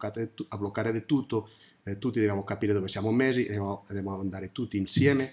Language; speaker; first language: Italian; non-native, fluent; Spanish